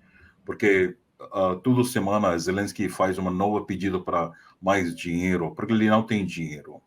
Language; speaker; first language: Portuguese; non-native, fluent; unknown